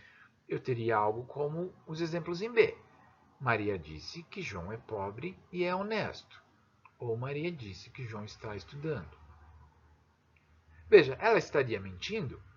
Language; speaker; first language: Portuguese; native; Portuguese